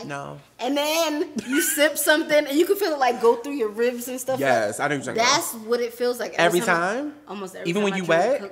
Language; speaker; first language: English; native; English